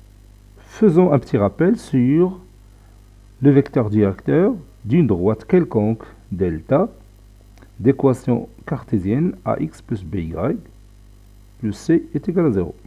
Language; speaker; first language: French; non-native, local second language; Arabic